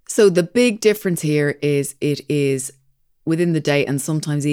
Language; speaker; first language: English; native; English